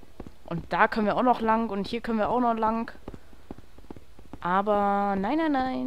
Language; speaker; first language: German; native; German